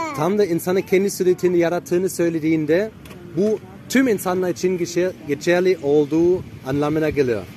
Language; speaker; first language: Turkish; non-native, fluent; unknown